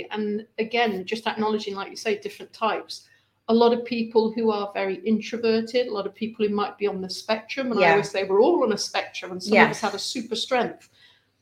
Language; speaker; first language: English; native; English